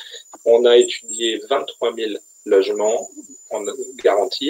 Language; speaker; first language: French; native; French